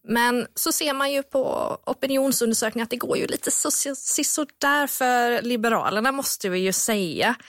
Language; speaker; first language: Swedish; native; Swedish